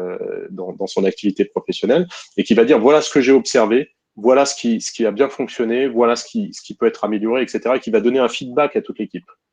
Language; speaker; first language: French; native; French